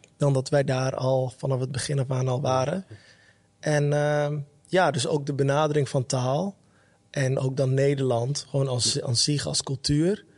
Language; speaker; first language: Dutch; early bilingual, other home language; Somali